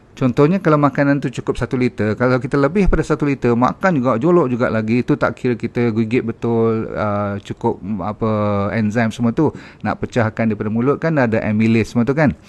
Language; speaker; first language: Malay; native; Malay